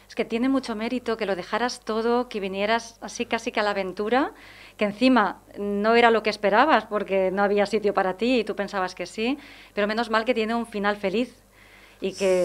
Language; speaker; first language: Spanish; native; Spanish